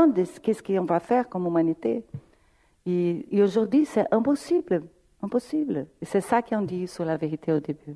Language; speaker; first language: French; non-native, fluent; Portuguese